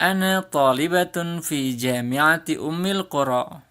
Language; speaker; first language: Arabic; non-native, fluent; Indonesian